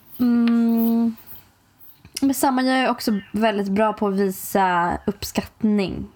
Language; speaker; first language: Swedish; native; Swedish